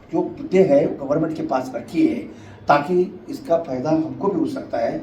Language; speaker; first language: Hindi; non-native, local second language; Marathi